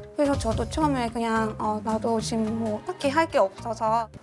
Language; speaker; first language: Korean; non-native, fluent; Vietnamese